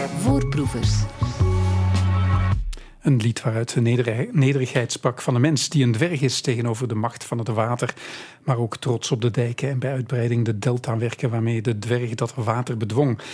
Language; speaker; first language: Dutch; native; Dutch